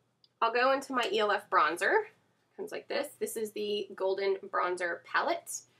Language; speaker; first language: English; native; English